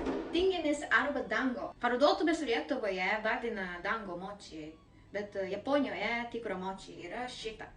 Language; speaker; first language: Lithuanian; non-native, learner; Japanese